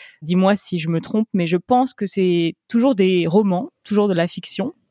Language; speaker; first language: French; native; French